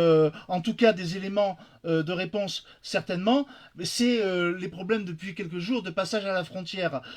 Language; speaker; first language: French; native; French